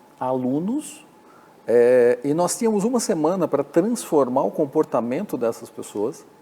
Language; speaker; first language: Portuguese; native; Portuguese